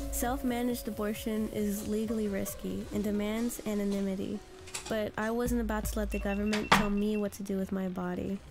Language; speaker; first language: English; native; English